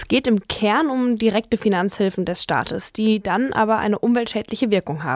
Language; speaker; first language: German; native; German